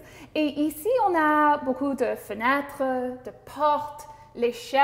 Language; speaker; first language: French; non-native, local second language; English